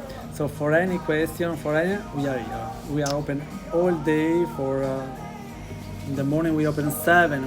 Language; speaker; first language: English; non-native, learner; Italian